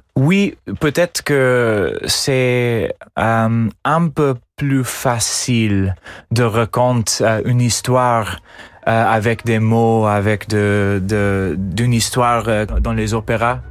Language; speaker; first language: French; non-native, fluent; English